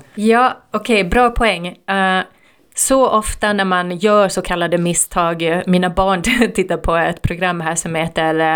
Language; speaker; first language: Swedish; native; Swedish